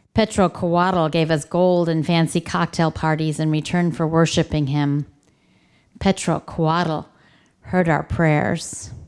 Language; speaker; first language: English; early bilingual, other home language; Spanish